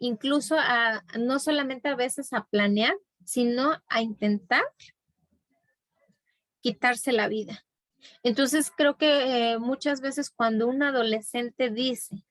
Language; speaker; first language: Spanish; native; Spanish